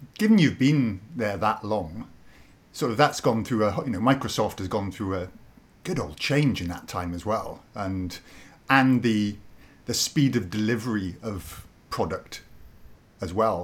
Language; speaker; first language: English; native; English